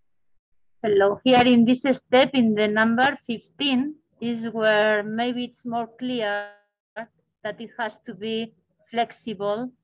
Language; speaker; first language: English; non-native, learner; Spanish